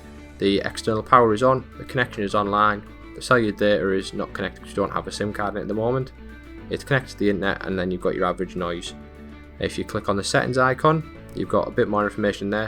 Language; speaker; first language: English; native; English